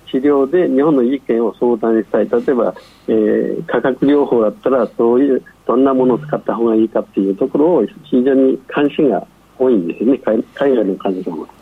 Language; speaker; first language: Japanese; non-native, fluent; Chinese